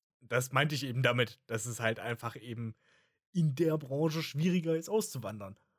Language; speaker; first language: German; native; German